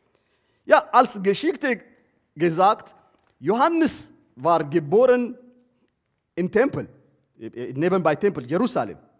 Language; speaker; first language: German; non-native, learner; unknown